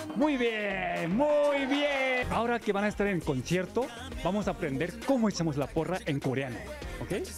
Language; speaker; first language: Spanish; non-native, fluent; Korean